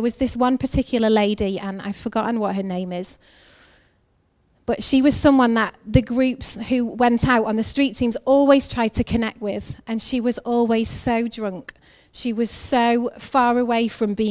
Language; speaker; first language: English; native; English